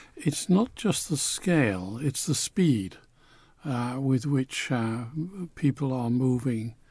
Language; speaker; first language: English; native; English